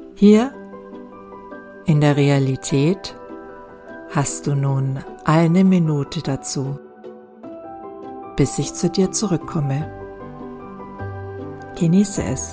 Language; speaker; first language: German; native; German